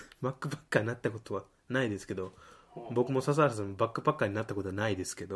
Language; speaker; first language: Japanese; native; Japanese